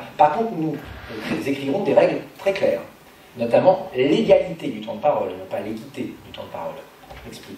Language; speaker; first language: French; native; French